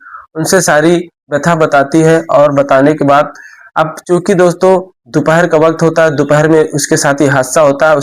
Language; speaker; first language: Hindi; native; Hindi